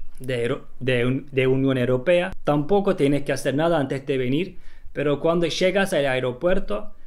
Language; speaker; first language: Spanish; non-native, fluent; Turkish